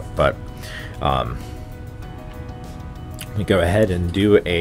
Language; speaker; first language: English; native; English